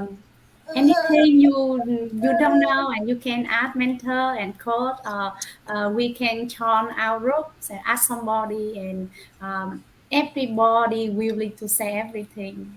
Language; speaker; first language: English; non-native, learner; Vietnamese